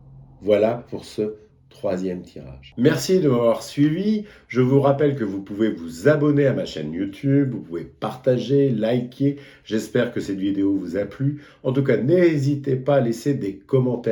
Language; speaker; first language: French; native; French